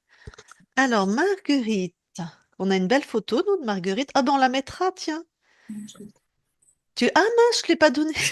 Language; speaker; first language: French; native; French